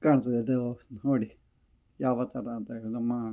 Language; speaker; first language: Kannada; native; Kannada